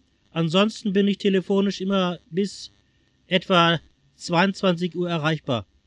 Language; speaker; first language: German; native; German